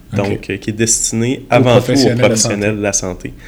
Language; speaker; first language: French; native; French